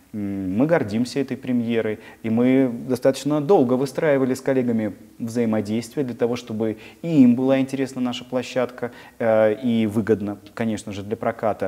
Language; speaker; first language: Russian; native; Russian